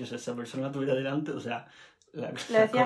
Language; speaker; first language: Spanish; native; Spanish